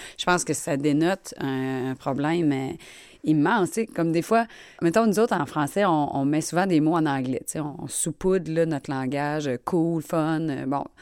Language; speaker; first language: French; native; French